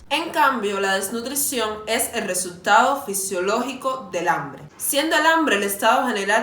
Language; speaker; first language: Spanish; native; Spanish